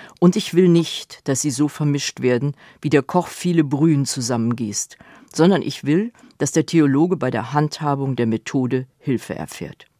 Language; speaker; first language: German; native; German